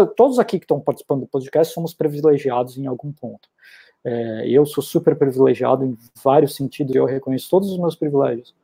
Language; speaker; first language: Portuguese; native; Portuguese